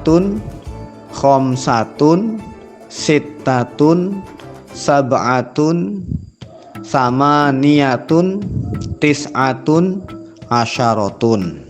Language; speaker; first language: Arabic; non-native, fluent; Indonesian